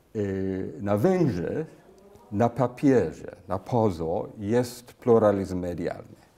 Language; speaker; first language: Polish; non-native, fluent; English